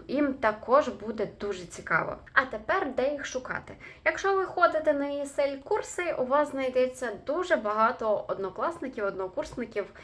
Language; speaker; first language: Ukrainian; native; Ukrainian